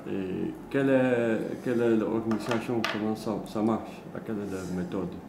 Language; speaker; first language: French; non-native, learner; Dutch